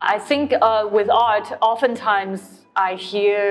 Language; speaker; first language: English; non-native, fluent; Chinese